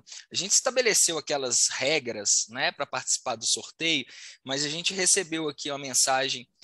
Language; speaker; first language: Portuguese; native; Portuguese